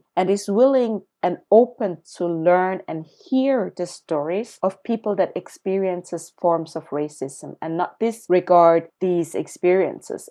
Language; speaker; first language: English; early bilingual, other home language; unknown